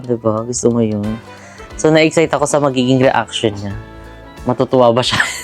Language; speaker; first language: Filipino; native; Filipino